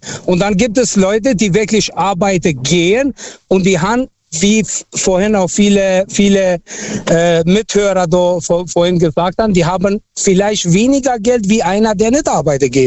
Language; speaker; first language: German; non-native, fluent; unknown